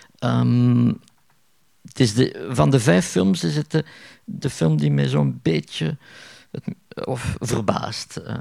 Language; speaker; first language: Dutch; native; Dutch